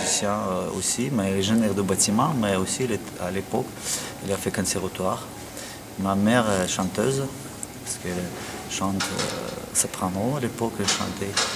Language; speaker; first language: French; non-native, learner; Russian